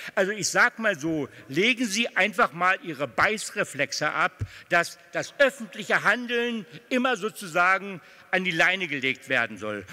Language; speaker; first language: German; native; German